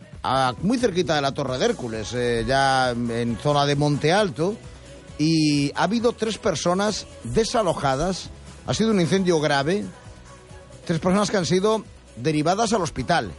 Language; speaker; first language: Spanish; native; Spanish